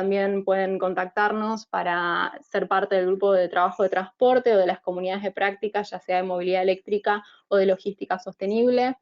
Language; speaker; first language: Spanish; native; Spanish